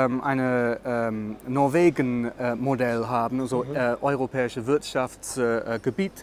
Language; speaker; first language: German; non-native, learner; English